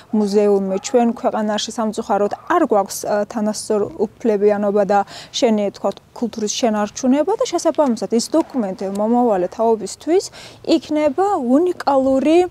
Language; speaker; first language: Georgian; non-native, local second language; Azerbaijani